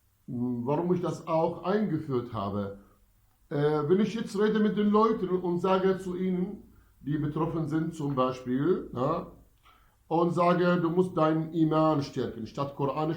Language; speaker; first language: German; non-native, fluent; Arabic